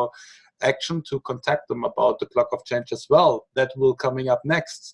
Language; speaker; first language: English; non-native, fluent; German